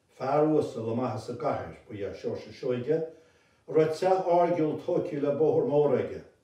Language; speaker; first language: Irish; native; Irish